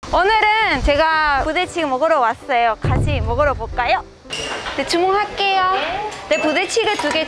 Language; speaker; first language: Korean; non-native, fluent; Spanish